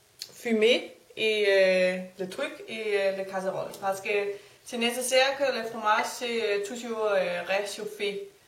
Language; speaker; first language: French; non-native, learner; Danish